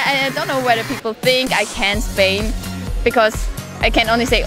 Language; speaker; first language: English; non-native, fluent; German